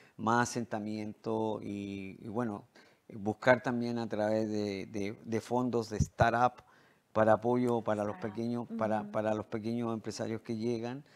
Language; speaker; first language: Spanish; native; Spanish